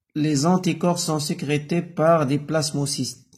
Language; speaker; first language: French; non-native, local second language; Arabic